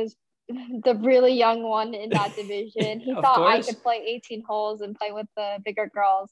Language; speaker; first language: English; native; English